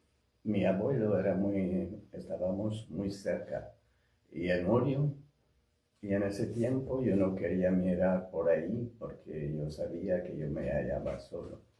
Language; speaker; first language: Spanish; non-native, fluent; French